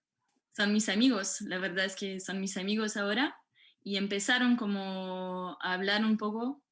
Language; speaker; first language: Spanish; non-native, fluent; French